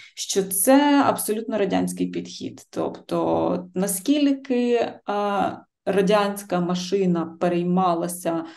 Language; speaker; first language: Ukrainian; native; Ukrainian